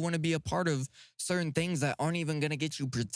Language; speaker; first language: English; native; English